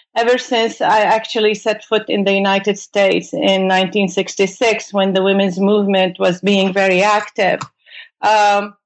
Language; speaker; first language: English; non-native, fluent; Arabic